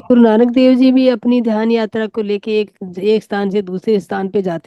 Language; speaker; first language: Hindi; native; Hindi